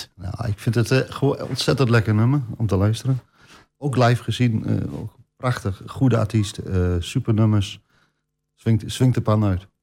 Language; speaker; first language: Dutch; native; Dutch